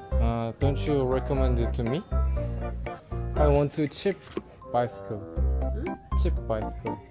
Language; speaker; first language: English; non-native, learner; Korean